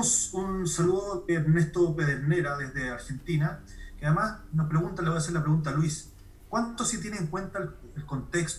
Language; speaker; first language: Spanish; native; Spanish